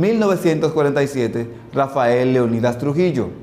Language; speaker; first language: Spanish; native; Spanish